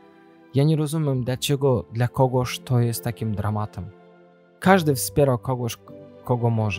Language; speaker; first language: Polish; non-native, learner; Azerbaijani